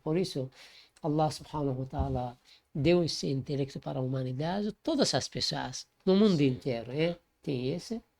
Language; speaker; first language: Portuguese; non-native, learner; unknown